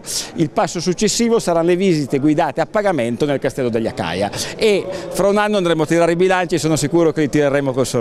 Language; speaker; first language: Italian; native; Italian